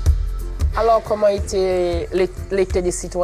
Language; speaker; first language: French; non-native, local second language; Seselwa Creole French